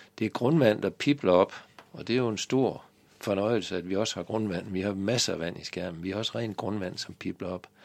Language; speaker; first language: Danish; native; Danish